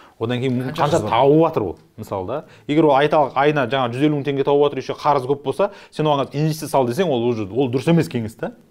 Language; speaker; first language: Kazakh; native; Kazakh